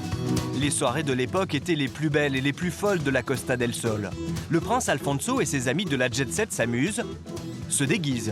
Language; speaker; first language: French; native; French